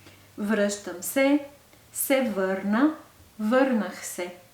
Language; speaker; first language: Bulgarian; non-native, fluent; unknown